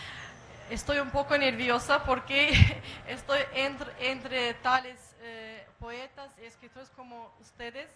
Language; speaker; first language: Spanish; non-native, fluent; Azerbaijani